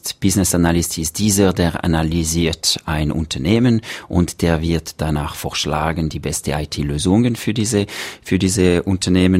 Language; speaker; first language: German; non-native, local second language; French